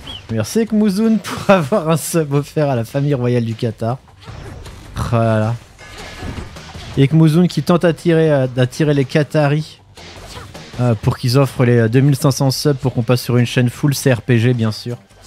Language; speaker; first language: French; native; French